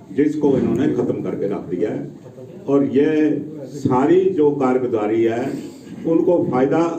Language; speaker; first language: Hindi; non-native, local second language; Punjabi